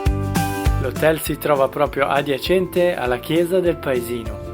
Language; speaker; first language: Italian; native; Italian